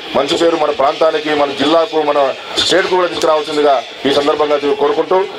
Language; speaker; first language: Telugu; native; Telugu